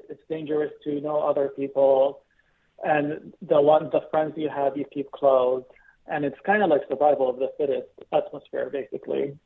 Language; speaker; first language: English; non-native, fluent; Arabic